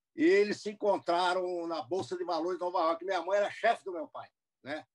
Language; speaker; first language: Portuguese; non-native, fluent; English